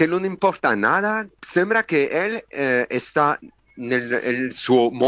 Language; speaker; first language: Spanish; non-native, learner; French